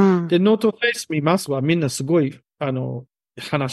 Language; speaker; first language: Japanese; non-native, learner; English